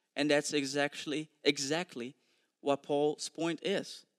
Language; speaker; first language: English; non-native, fluent; Portuguese